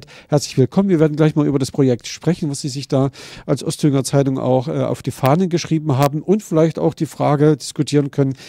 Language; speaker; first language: German; native; German